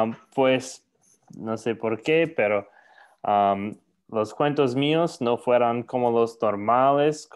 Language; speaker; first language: Spanish; non-native, learner; English